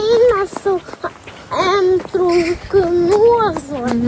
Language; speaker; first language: Lithuanian; early bilingual, heritage; Lithuanian